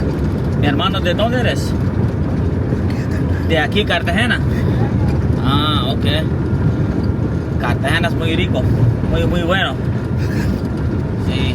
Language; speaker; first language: Spanish; non-native, learner; Pashto